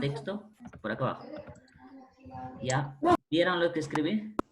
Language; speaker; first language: Spanish; native; Spanish